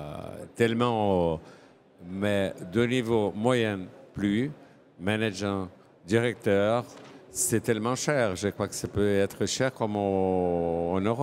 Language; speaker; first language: French; non-native, fluent; Portuguese